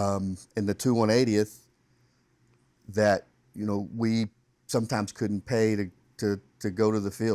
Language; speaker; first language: English; native; English